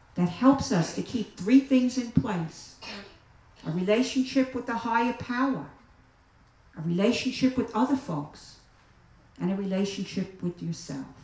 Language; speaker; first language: English; native; English